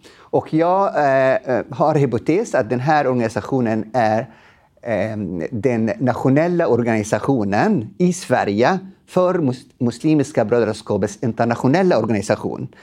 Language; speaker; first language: Swedish; non-native, fluent; Arabic